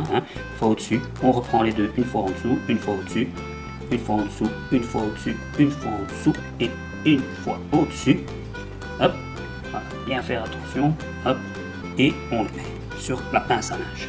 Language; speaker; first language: French; native; French